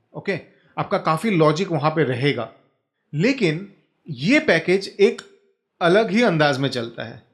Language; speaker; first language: Hindi; native; Hindi